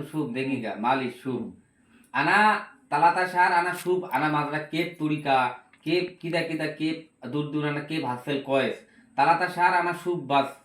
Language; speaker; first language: Arabic; non-native, learner; Bangla